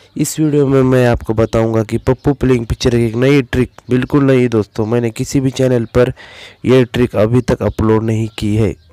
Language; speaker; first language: Hindi; non-native, local second language; Marathi